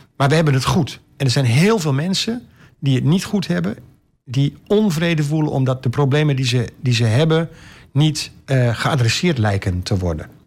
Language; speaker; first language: Dutch; native; Dutch